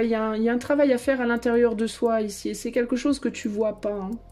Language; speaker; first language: French; native; French